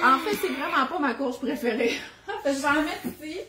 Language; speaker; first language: French; native; French